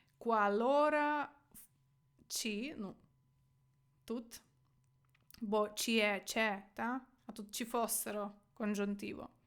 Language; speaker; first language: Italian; non-native, fluent; Ukrainian